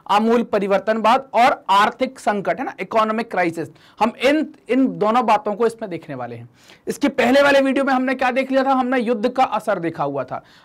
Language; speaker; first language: Hindi; native; Hindi